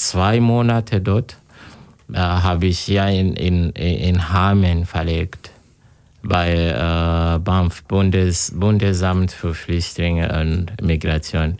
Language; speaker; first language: German; non-native, learner; Kinyarwanda